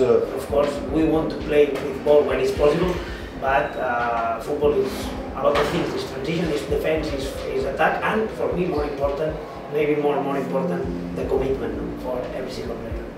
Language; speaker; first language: English; non-native, fluent; Catalan